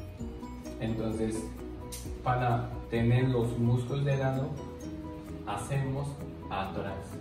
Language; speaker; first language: Spanish; non-native, learner; Japanese